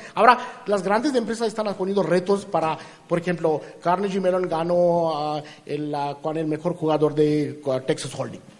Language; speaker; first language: Spanish; non-native, fluent; Hindi